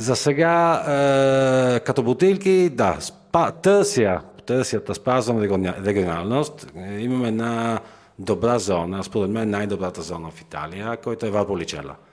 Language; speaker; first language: Bulgarian; non-native, fluent; Italian